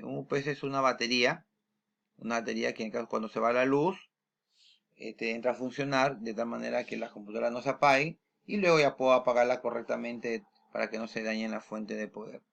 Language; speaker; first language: Spanish; native; Spanish